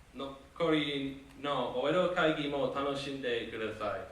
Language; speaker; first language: Japanese; non-native, learner; English